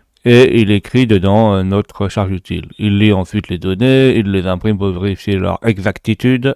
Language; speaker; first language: French; native; French